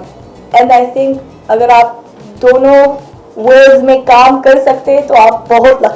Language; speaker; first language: Hindi; non-native, fluent; English